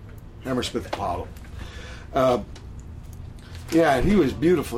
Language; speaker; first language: English; native; English